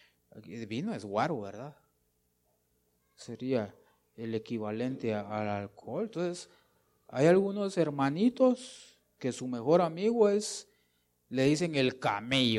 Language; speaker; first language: Spanish; native; Spanish